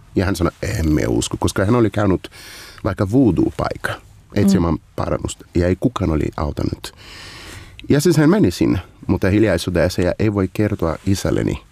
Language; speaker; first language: Finnish; non-native, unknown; Portuguese